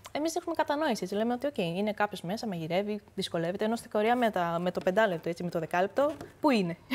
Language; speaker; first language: Greek; early bilingual, other home language; Korean